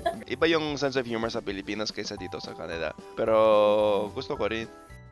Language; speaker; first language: Filipino; non-native, fluent; English